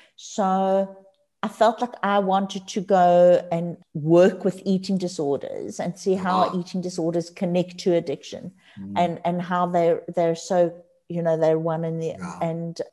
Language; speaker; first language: English; native; English